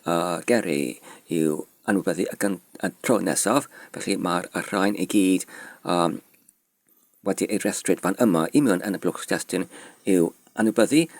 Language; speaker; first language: Welsh; non-native, learner; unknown